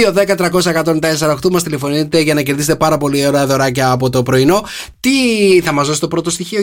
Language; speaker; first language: Greek; native; Greek